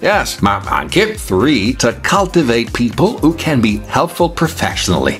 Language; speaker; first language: English; non-native, fluent; Italian